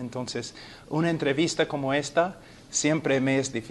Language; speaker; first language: Spanish; non-native, fluent; English